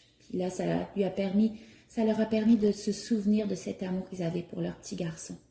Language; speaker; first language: French; native; French